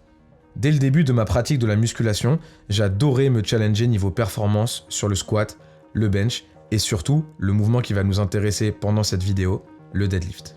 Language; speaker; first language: French; native; French